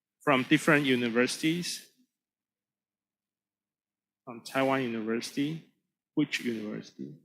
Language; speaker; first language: English; non-native, fluent; Chinese